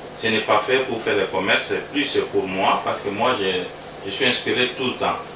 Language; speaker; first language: French; non-native, local second language; Lingala